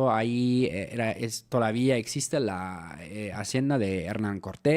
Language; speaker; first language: Spanish; native; Spanish